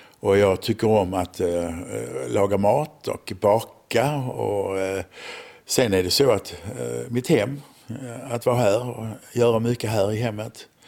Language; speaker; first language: Swedish; native; Swedish